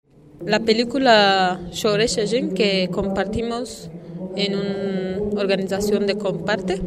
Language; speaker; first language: Spanish; non-native, learner; Kurdish